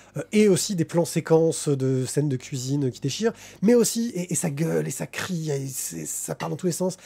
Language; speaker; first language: French; native; French